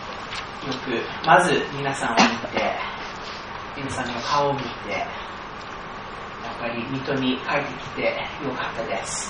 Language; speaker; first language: Japanese; non-native, fluent; English